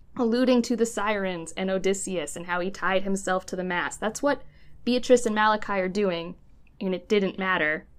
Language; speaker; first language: English; native; English